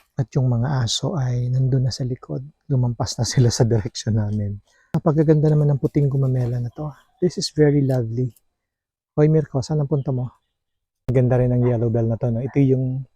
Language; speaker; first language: Filipino; non-native, local second language; Bikol